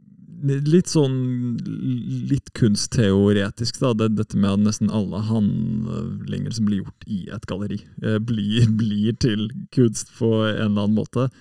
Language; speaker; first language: Norwegian; native; Norwegian